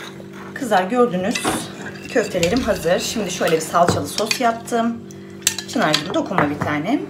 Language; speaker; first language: Turkish; native; Turkish